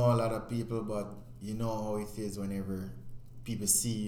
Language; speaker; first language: English; non-native, local second language; Jamaican Creole English